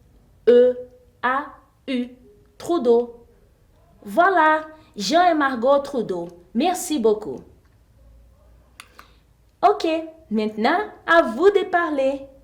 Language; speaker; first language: French; non-native, fluent; Portuguese